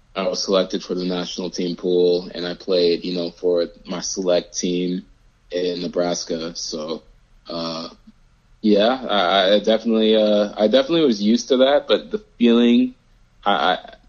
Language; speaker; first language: English; native; English